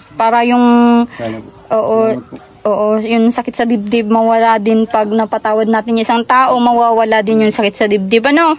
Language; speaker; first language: Filipino; native; Filipino